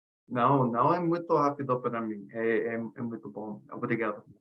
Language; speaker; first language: Portuguese; non-native, learner; English